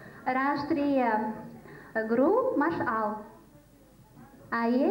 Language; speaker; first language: Hindi; non-native, fluent; Tajik